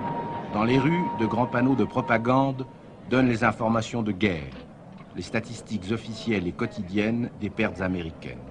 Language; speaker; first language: French; native; French